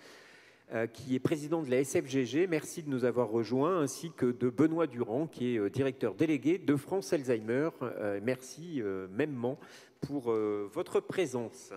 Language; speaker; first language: French; native; French